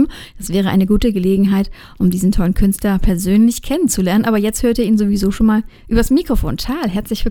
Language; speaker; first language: German; native; German